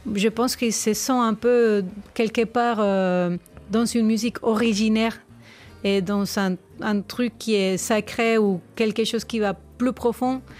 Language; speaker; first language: French; non-native, fluent; Spanish